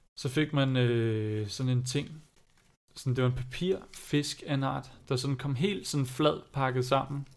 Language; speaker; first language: Danish; non-native, fluent; German